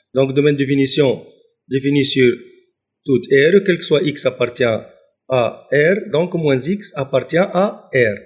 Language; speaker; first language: French; non-native, local second language; Arabic